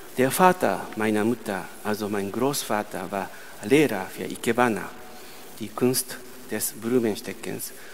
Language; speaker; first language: German; non-native, fluent; Japanese